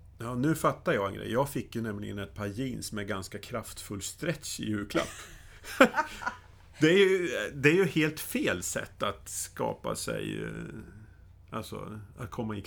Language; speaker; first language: Swedish; native; Swedish